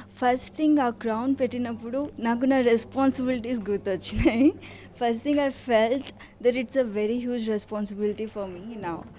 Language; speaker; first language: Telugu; native; Telugu